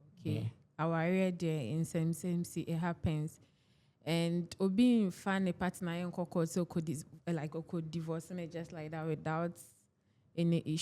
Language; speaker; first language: English; non-native, local second language; Akan